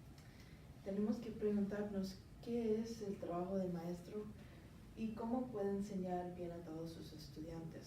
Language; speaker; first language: Spanish; non-native, learner; English